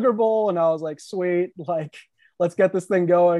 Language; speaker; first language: English; native; English